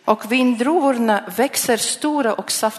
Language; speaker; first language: Swedish; non-native, learner; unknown